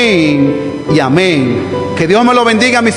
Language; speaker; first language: Spanish; native; Spanish